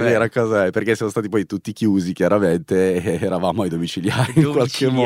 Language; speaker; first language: Italian; native; Italian